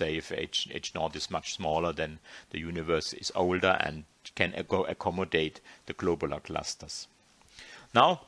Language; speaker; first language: English; non-native, fluent; German